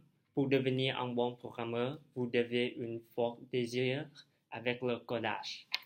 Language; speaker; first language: French; non-native, learner; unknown